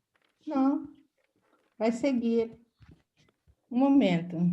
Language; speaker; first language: Portuguese; non-native, fluent; Spanish